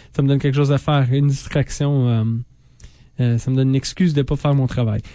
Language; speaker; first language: French; native; French